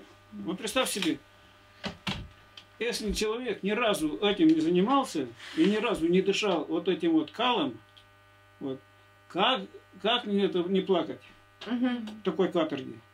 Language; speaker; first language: Russian; native; Russian